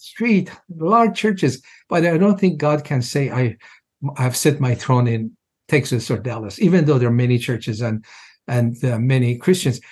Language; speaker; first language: English; non-native, fluent; Persian